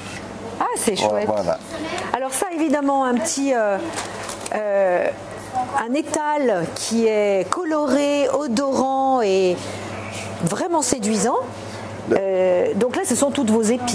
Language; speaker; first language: French; native; French